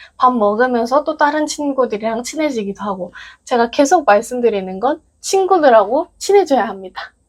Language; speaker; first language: Korean; native; Korean